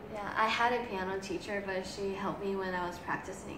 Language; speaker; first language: English; early bilingual, other home language; Japanese